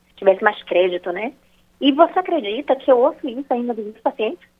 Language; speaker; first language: Portuguese; native; Portuguese